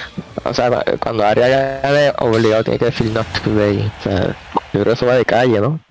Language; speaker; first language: Spanish; native; Spanish